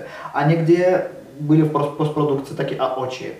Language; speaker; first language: Czech; non-native, learner; Russian